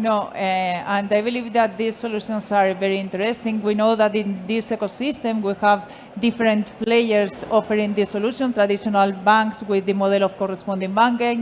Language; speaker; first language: English; non-native, fluent; Spanish